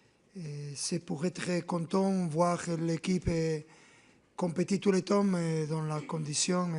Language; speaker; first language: French; non-native, fluent; Spanish